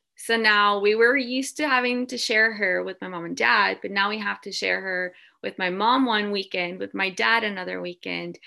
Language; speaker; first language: English; early bilingual, other home language; Spanish